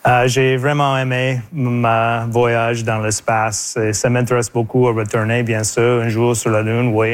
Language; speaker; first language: French; native; French